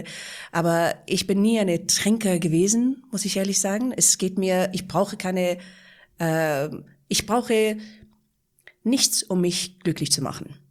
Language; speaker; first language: German; non-native, fluent; Persian